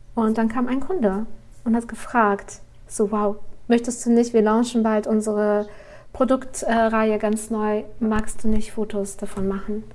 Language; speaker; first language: German; early bilingual, other home language; Russian